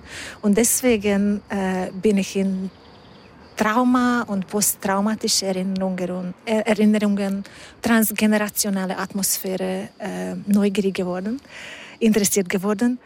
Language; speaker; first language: German; non-native, fluent; Hungarian